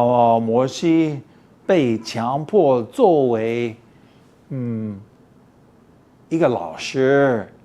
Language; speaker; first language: Chinese; early bilingual, heritage; English